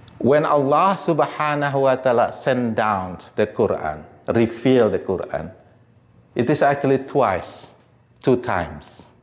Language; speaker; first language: English; non-native, fluent; Indonesian